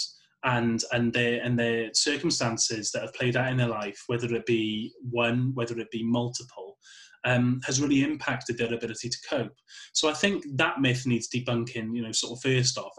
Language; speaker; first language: English; native; English